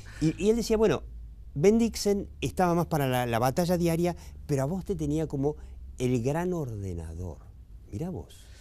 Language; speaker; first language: Spanish; native; Spanish